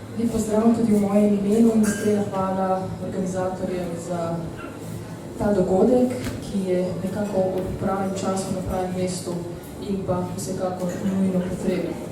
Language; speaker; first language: Slovenian; early bilingual, other home language; Bosnian